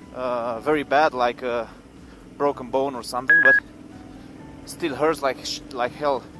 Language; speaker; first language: English; non-native, fluent; Romanian